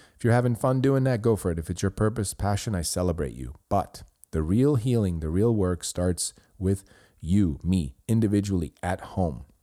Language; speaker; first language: English; non-native, fluent; Swiss German